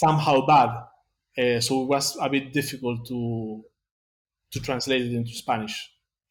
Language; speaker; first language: English; non-native, fluent; Spanish